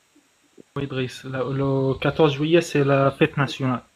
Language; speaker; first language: French; non-native, fluent; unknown